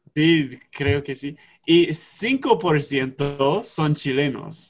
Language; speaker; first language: Spanish; non-native, learner; English